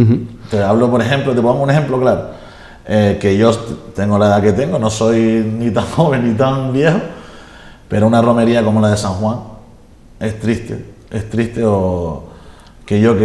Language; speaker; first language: Spanish; native; Spanish